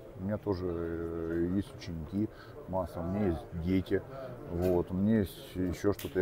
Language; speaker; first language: Russian; native; Russian